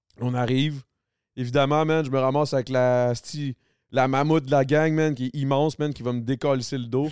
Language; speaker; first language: French; native; French